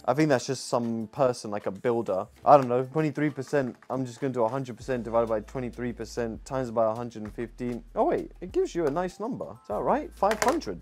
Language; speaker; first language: English; native; English